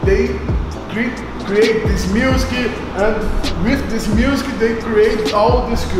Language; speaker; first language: English; non-native, learner; Portuguese